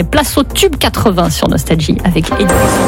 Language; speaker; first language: French; native; French